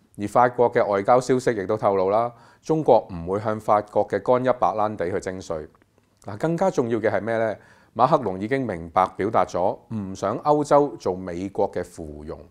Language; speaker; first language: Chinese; non-native, local second language; Cantonese